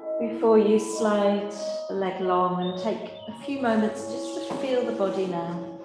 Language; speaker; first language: English; native; English